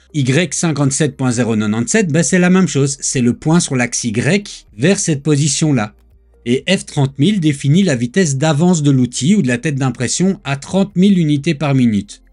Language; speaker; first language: French; native; French